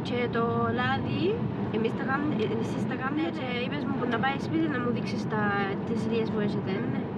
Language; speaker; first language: Greek; non-native, fluent; Arabic